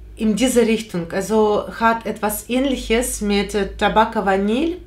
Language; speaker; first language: German; non-native, fluent; Russian